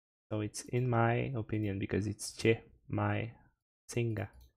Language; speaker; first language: English; non-native, fluent; Portuguese